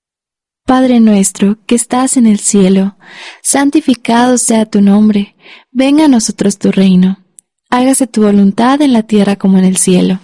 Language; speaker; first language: Spanish; native; Spanish